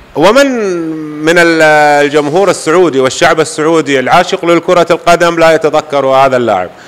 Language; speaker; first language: Arabic; native; Arabic